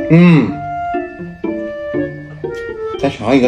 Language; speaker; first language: Chinese; native; Chinese